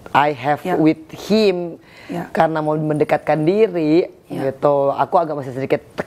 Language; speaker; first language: Indonesian; native; Indonesian